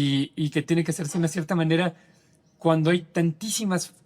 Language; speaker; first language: Spanish; native; Spanish